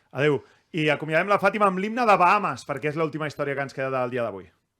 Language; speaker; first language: Catalan; native; Catalan